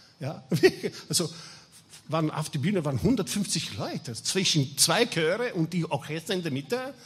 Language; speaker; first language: German; non-native, fluent; Italian